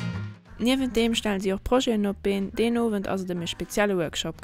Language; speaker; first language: German; non-native, local second language; Luxembourgish